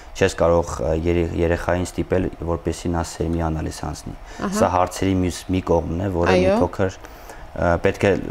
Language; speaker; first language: Armenian; native; Armenian